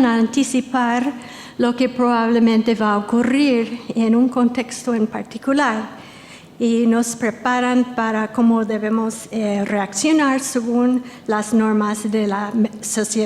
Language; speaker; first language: Spanish; non-native, fluent; English